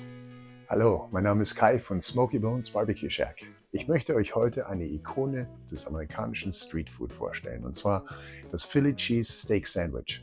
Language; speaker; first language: German; native; German